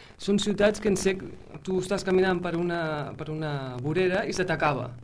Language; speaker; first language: Catalan; early bilingual, heritage; Catalan